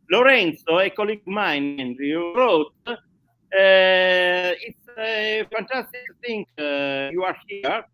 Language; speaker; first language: English; non-native, learner; Italian